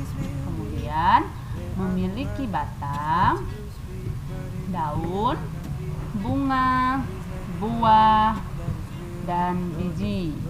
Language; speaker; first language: Indonesian; native; Indonesian